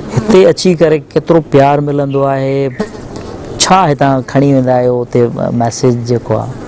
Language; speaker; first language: Sindhi; native; Sindhi